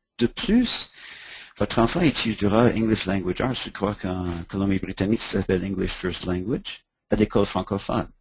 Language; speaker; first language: French; non-native, local second language; English